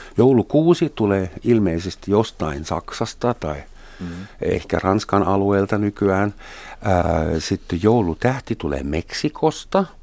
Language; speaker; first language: Finnish; non-native, fluent; German